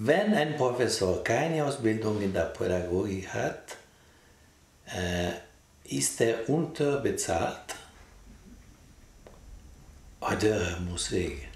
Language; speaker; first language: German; non-native, local second language; French